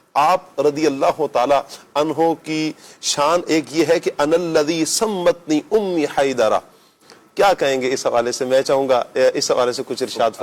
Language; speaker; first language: Urdu; native; Urdu